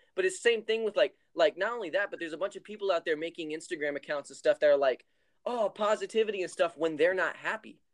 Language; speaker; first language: English; native; English